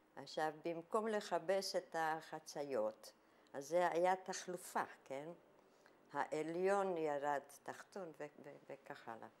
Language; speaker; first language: Hebrew; non-native, fluent; German